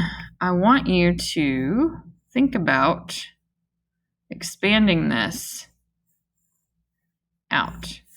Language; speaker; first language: English; native; English